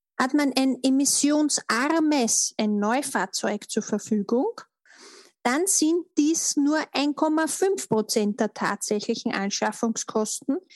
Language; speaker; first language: German; native; German